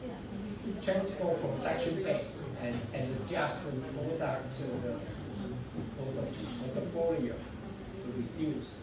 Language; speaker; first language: English; non-native, learner; Chinese